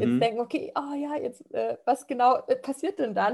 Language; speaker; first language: German; native; German